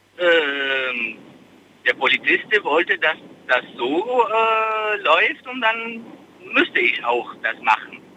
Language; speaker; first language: German; non-native, fluent; Arabic